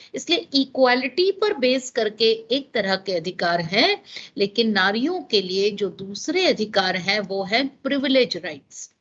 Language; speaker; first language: Hindi; non-native, local second language; Gujarati